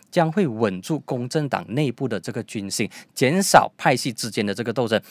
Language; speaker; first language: Chinese; native; Chinese